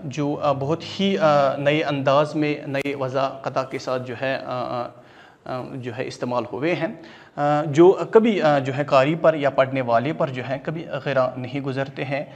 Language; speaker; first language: Urdu; non-native, local second language; Kashmiri